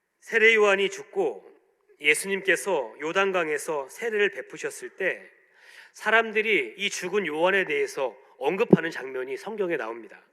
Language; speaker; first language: Korean; native; Korean